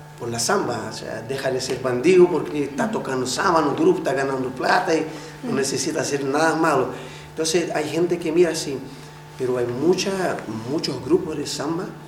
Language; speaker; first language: Spanish; non-native, fluent; Portuguese